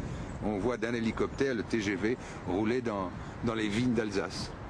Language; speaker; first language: French; native; French